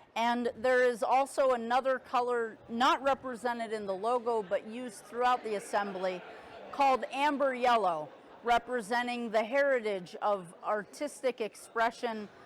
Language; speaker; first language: English; native; English